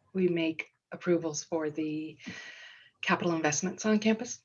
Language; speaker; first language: English; non-native, fluent; Danish